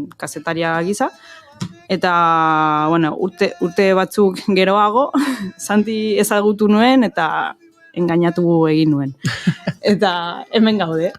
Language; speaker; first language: Basque; non-native, learner; Spanish